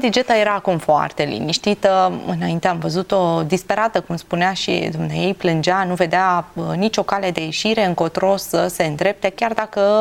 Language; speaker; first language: Romanian; native; Romanian